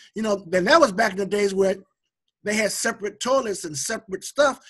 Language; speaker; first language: English; native; English